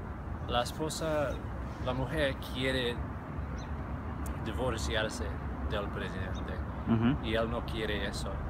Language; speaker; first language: Spanish; non-native, fluent; English